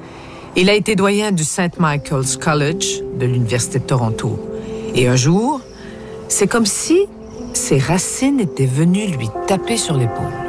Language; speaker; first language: French; native; French